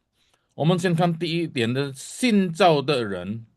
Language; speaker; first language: Chinese; non-native, fluent; Indonesian